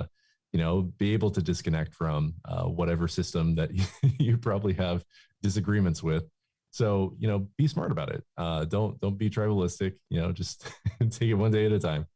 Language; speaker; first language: English; native; English